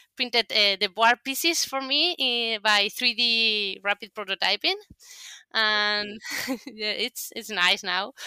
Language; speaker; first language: English; non-native, fluent; Spanish